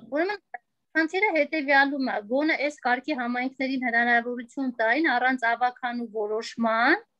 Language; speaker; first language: Armenian; native; Armenian